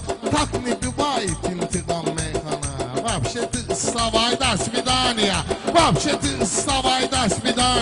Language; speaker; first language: Russian; non-native, local second language; Azerbaijani